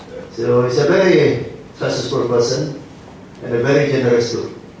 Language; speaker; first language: English; non-native, local second language; Central Dusun